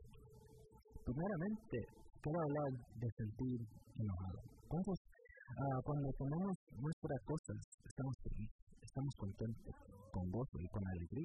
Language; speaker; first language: Spanish; early bilingual, heritage; English